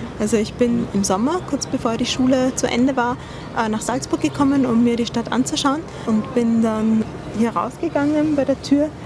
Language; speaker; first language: German; early bilingual, other home language; Arabic